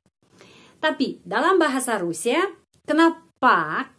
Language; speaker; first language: Indonesian; non-native, fluent; Russian